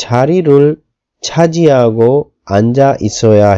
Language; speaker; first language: Korean; non-native, fluent; Urdu